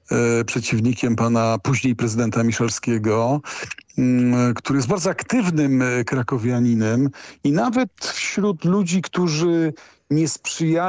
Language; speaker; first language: Polish; native; Polish